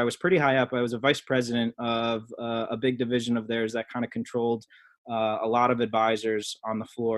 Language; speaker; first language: English; native; English